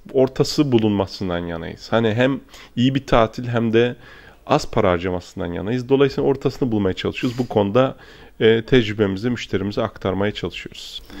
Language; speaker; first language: Turkish; early bilingual, heritage; Turkish